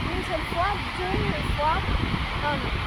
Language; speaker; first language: French; non-native, learner; Portuguese